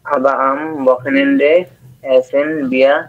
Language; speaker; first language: German; non-native, learner; Bangla